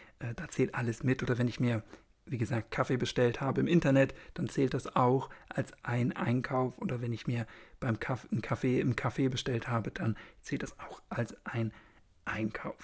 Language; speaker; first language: German; native; German